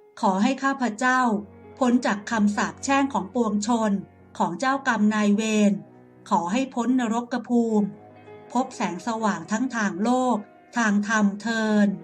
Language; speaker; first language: Thai; native; Thai